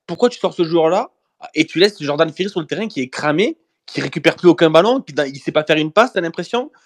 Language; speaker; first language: French; native; French